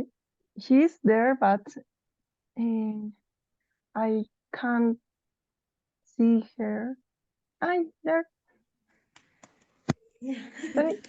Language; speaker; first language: English; non-native, learner; Spanish